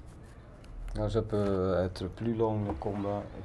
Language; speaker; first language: French; non-native, learner; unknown